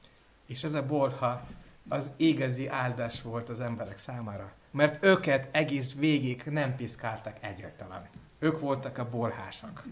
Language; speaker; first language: Hungarian; non-native, fluent; English